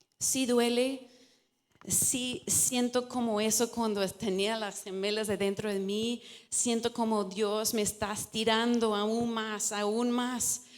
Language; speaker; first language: Spanish; non-native, fluent; English